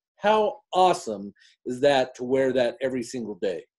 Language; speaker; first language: English; native; English